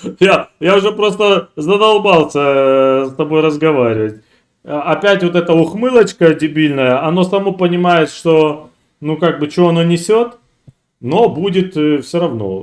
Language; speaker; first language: Russian; native; Russian